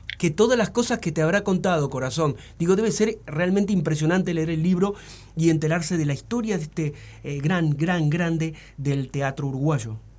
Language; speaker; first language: Spanish; native; Spanish